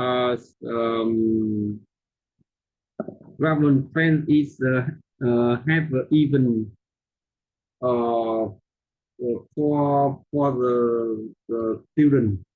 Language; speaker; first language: English; non-native, learner; Vietnamese